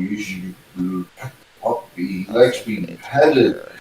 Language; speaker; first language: English; native; English